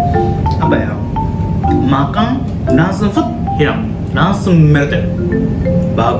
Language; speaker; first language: Indonesian; non-native, learner; Japanese